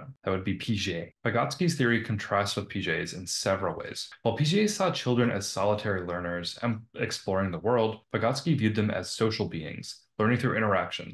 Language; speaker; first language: English; native; English